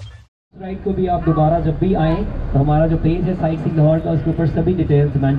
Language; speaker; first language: Hindi; native; Hindi